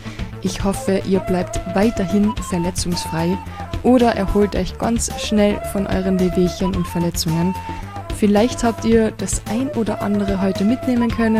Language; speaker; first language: German; native; German